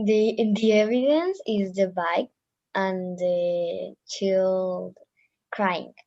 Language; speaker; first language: English; non-native, learner; Spanish